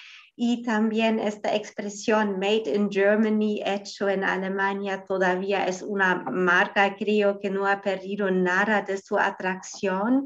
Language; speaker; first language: Spanish; non-native, fluent; German